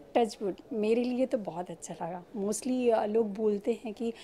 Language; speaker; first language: Hindi; native; Hindi